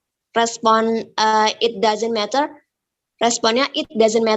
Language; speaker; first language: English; non-native, learner; Indonesian